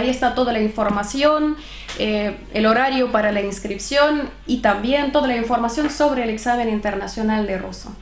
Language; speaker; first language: Spanish; non-native, fluent; Russian